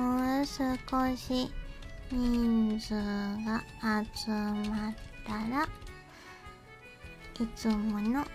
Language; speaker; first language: Japanese; native; Japanese